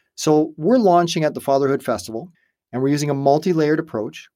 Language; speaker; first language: English; native; English